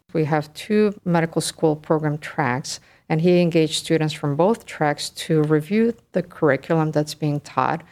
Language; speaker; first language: English; early bilingual, other home language; Spanish